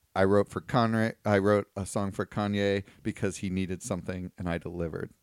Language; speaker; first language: English; native; English